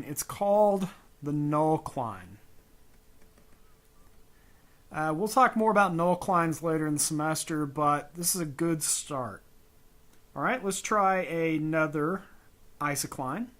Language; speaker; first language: English; native; English